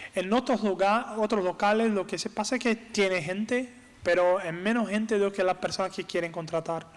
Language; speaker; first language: Spanish; non-native, learner; Portuguese